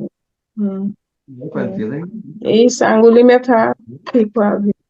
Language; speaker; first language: Hindi; non-native, local second language; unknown